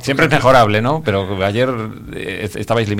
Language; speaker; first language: Spanish; native; Spanish